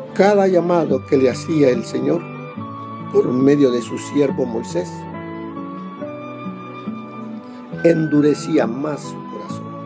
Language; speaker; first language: Spanish; native; Spanish